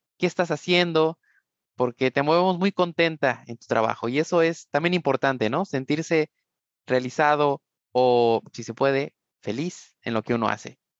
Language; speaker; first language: Spanish; native; Spanish